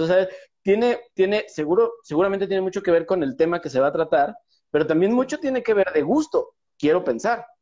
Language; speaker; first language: Spanish; native; Spanish